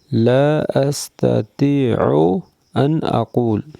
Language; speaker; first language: Arabic; non-native, fluent; Urdu